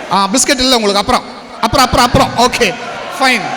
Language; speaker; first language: Tamil; native; Tamil